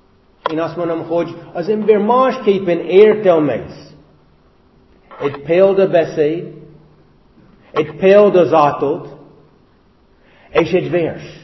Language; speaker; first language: Hungarian; non-native, fluent; English